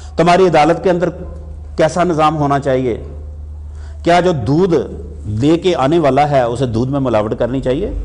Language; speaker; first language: Urdu; non-native, local second language; Punjabi